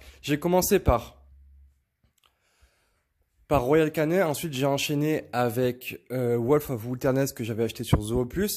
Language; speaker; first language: French; native; French